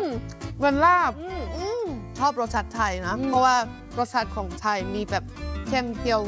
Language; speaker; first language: Thai; non-native, fluent; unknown